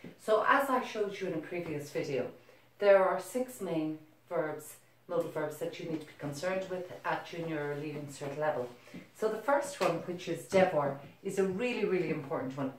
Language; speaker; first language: English; native; English